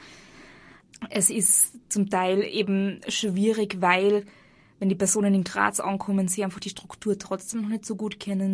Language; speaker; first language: German; native; German